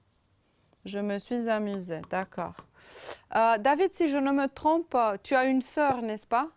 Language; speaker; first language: French; non-native, fluent; Romanian